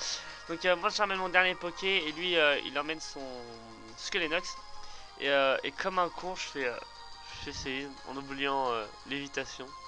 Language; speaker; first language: French; native; French